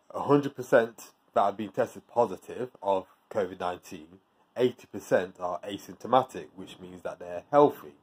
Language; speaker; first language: English; native; English